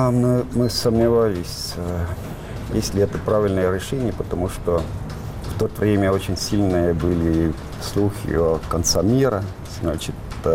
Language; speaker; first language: Russian; non-native, fluent; Estonian